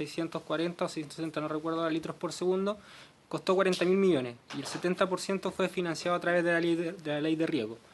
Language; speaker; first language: Spanish; native; Spanish